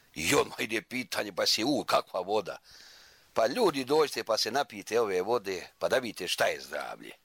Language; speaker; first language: Croatian; native; Croatian